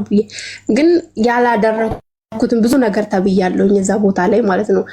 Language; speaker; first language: Amharic; native; Amharic